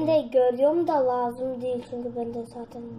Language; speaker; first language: Turkish; early bilingual, heritage; Turkish